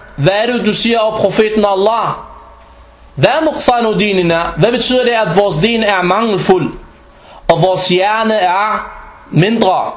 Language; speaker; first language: Danish; non-native, fluent; Arabic